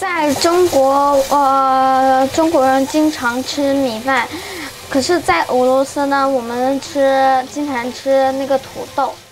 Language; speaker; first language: Chinese; non-native, fluent; Russian